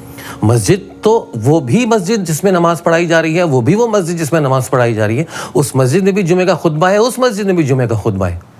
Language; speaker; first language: Urdu; native; Urdu